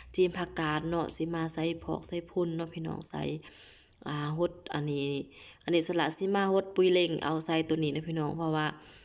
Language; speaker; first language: Lao; non-native, local second language; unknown